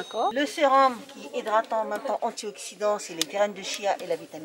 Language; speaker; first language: French; native; French